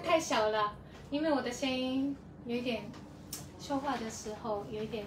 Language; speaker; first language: Chinese; non-native, fluent; Japanese